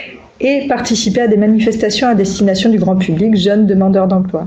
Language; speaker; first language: French; native; French